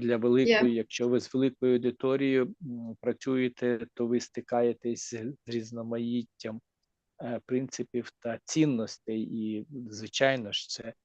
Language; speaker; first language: Ukrainian; native; Ukrainian